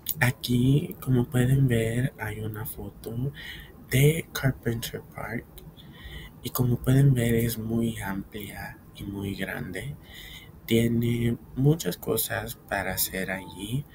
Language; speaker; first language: Spanish; early bilingual, heritage; Spanish